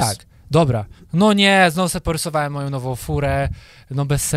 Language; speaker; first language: Polish; native; Polish